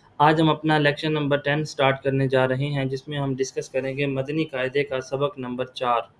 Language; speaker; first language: Urdu; native; Urdu